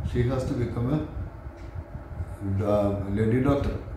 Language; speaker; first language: English; non-native, local second language; Malayalam